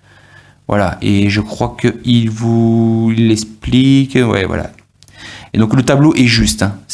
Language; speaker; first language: French; native; French